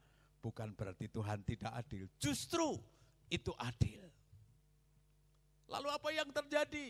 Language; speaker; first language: Indonesian; native; Indonesian